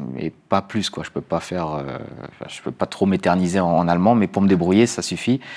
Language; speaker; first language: French; native; French